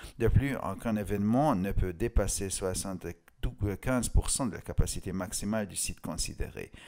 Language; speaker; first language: French; non-native, fluent; Hungarian